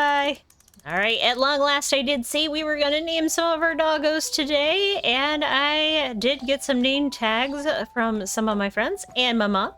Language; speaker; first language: English; native; English